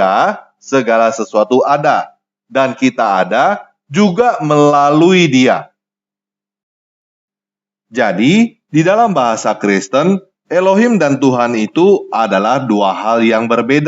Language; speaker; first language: Indonesian; native; Indonesian